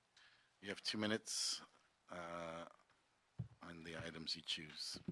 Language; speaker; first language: English; native; English